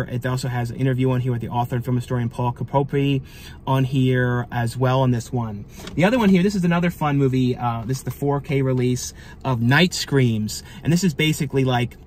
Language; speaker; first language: English; native; English